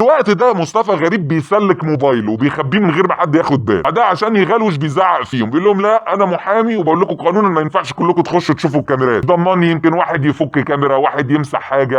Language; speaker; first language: Arabic; native; Arabic